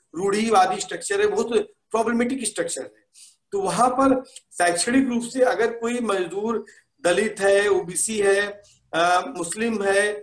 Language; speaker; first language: Hindi; native; Hindi